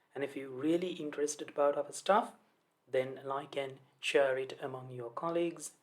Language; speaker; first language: English; non-native, local second language; Sinhala